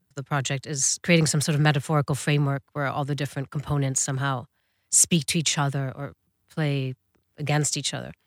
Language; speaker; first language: English; early bilingual, other home language; Dutch